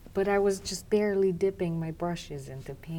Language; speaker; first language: English; non-native, fluent; Romanian